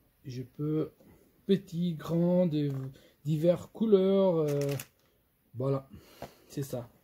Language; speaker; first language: French; non-native, fluent; Portuguese